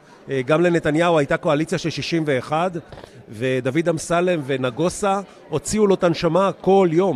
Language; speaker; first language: Hebrew; native; Hebrew